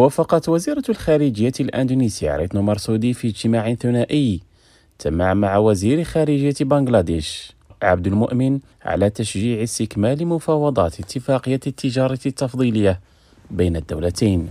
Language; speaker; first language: Arabic; non-native, fluent; Indonesian